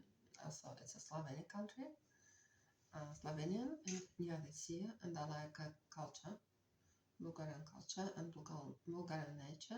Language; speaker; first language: English; non-native, learner; Russian